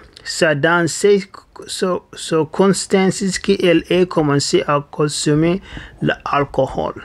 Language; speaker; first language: French; non-native, learner; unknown